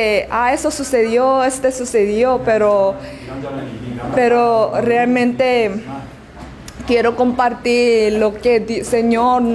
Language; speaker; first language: Spanish; non-native, learner; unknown